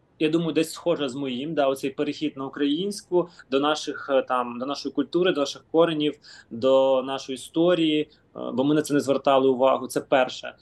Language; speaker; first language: Ukrainian; non-native, local second language; Russian